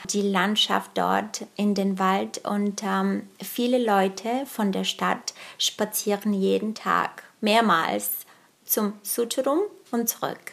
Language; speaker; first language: German; early bilingual, other home language; Bulgarian